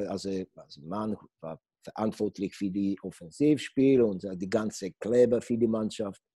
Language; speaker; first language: German; non-native, fluent; Polish